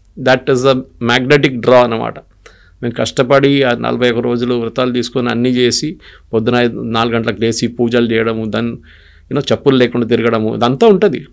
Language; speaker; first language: Telugu; non-native, local second language; Malayalam